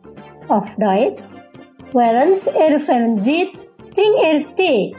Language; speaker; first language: German; non-native, learner; Indonesian